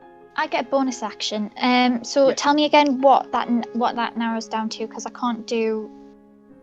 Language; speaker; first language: English; native; English